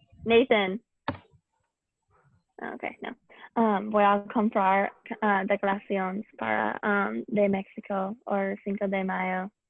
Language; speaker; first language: Spanish; non-native, learner; English